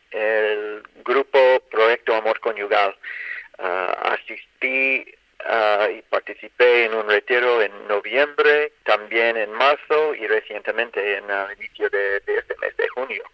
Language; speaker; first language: Spanish; non-native, fluent; English